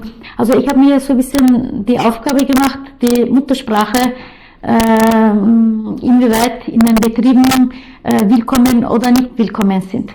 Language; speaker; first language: German; early bilingual, other home language; Turkish